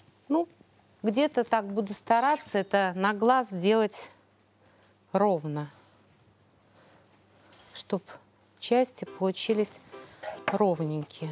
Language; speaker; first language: Russian; native; Russian